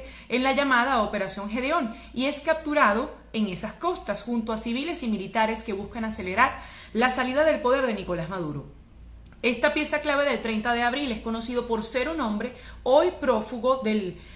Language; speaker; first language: Spanish; native; Spanish